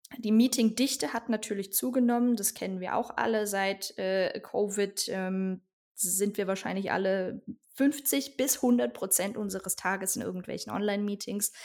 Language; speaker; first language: German; native; German